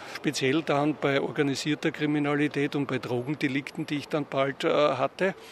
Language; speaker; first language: German; native; German